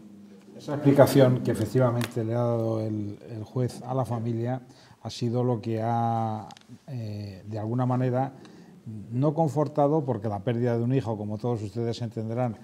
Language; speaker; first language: Spanish; native; Spanish